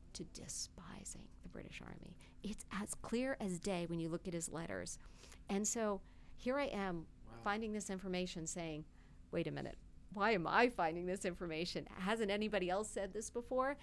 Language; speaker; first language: English; native; English